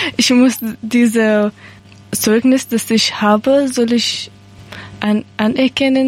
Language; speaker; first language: German; non-native, learner; Persian